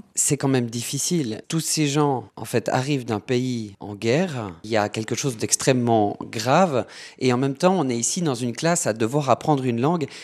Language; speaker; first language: French; native; French